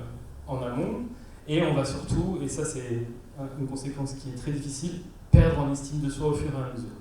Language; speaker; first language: French; native; French